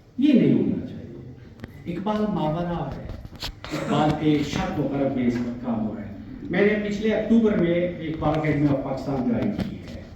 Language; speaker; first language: Urdu; non-native, local second language; Pashto